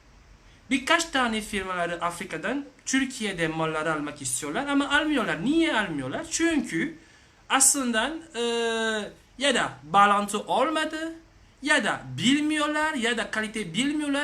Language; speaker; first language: Turkish; non-native, learner; French